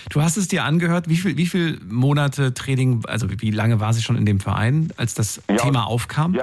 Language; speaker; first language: German; native; German